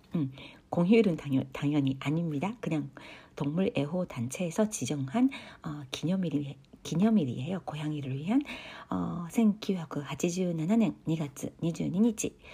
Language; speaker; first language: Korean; non-native, fluent; Japanese